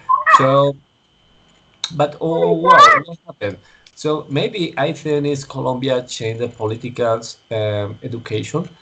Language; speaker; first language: English; non-native, learner; Spanish